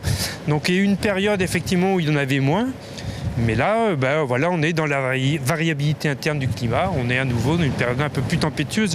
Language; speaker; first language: French; native; French